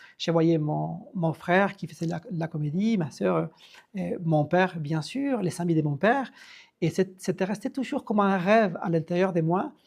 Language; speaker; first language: French; non-native, fluent; Spanish